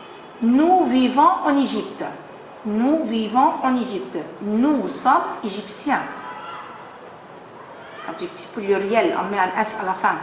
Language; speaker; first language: French; non-native, fluent; Arabic